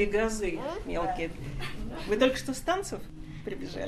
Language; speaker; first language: Russian; native; Russian